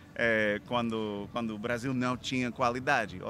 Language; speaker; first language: Portuguese; non-native, fluent; English